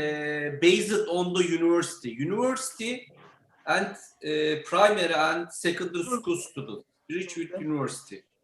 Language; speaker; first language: English; non-native, learner; Turkish